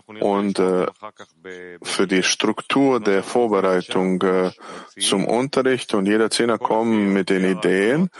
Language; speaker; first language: German; non-native, fluent; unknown